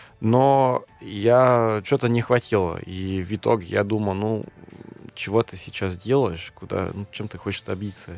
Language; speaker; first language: Russian; non-native, fluent; German